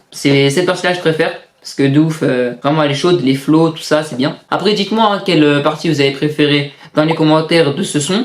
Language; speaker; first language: French; native; French